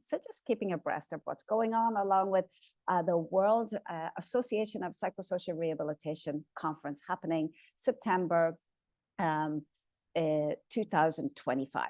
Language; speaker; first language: English; native; English